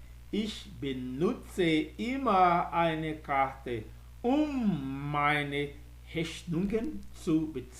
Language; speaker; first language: German; non-native, fluent; Portuguese